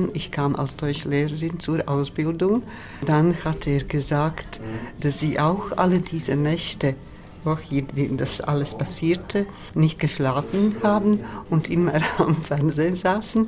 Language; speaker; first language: German; non-native, fluent; Latvian